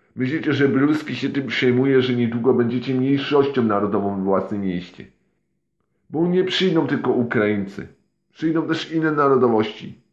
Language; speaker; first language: Polish; non-native, fluent; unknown